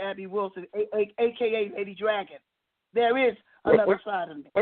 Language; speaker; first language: English; native; English